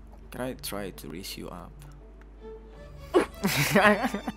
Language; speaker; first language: English; non-native, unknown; Indonesian